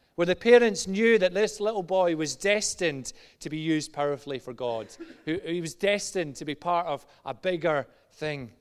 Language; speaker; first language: English; native; English